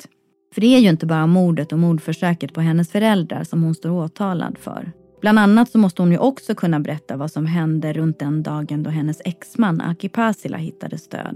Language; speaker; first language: Swedish; native; Swedish